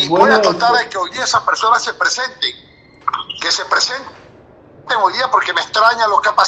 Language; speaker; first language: Spanish; native; Spanish